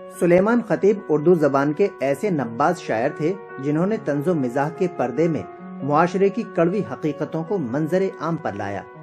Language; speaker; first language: Urdu; native; Urdu